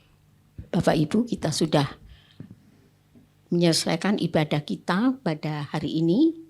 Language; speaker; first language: Indonesian; native; Indonesian